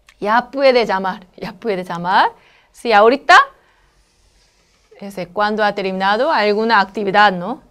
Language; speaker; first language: Spanish; non-native, learner; Korean